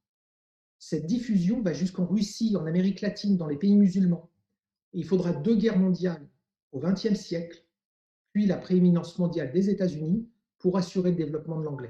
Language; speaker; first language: French; native; French